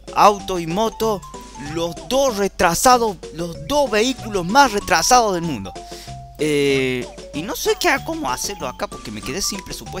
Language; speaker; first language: Spanish; native; Spanish